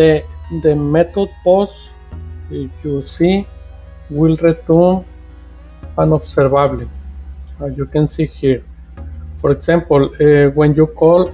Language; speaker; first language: English; non-native, fluent; Spanish